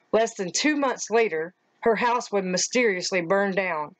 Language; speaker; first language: English; native; English